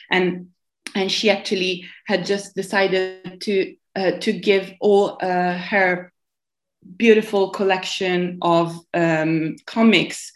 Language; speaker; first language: English; non-native, fluent; Italian